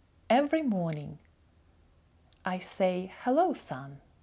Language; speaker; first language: English; non-native, fluent; Ukrainian